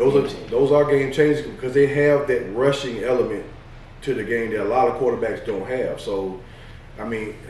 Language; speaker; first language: English; native; English